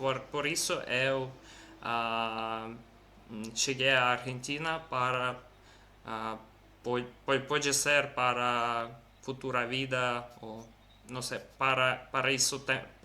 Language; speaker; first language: Portuguese; non-native, learner; Russian